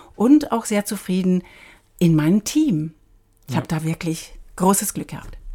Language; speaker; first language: German; native; German